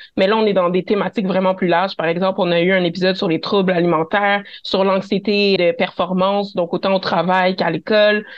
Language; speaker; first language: French; native; French